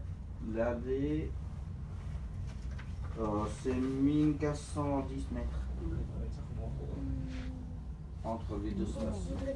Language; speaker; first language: French; non-native, fluent; Vietnamese